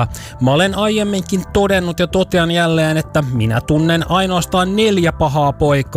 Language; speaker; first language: Finnish; native; Finnish